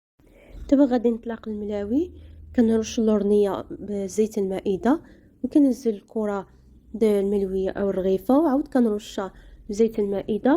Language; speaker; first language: Arabic; native; Arabic